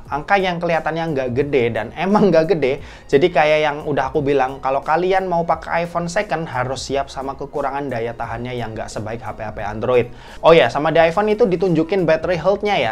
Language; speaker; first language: Indonesian; native; Indonesian